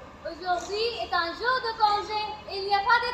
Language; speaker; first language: French; non-native, learner; Arabic